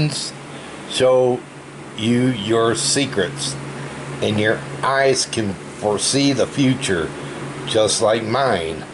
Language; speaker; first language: English; native; English